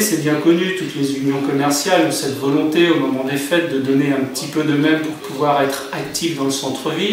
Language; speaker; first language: French; native; French